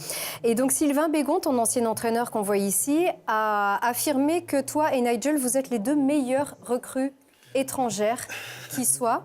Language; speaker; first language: French; native; French